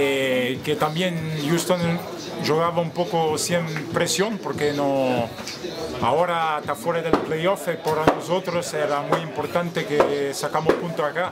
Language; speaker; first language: Spanish; non-native, fluent; Portuguese